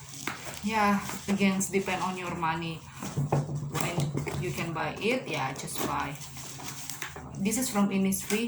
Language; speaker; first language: English; non-native, learner; Indonesian